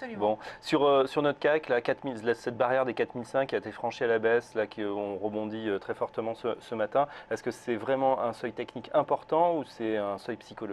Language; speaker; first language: French; native; French